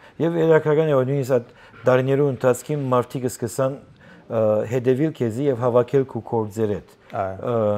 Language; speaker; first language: Armenian; native; Armenian